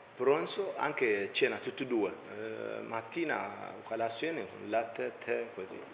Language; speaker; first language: Italian; non-native, learner; Tigrinya